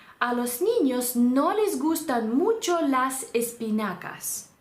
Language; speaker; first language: Spanish; non-native, fluent; Ukrainian